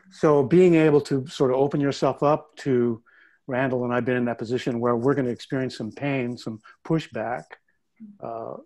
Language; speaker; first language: English; native; English